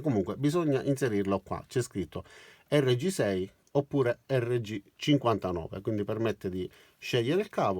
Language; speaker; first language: Italian; native; Italian